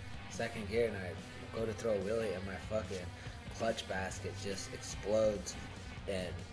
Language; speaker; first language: English; native; English